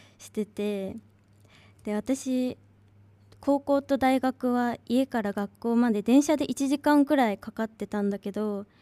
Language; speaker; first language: Japanese; native; Japanese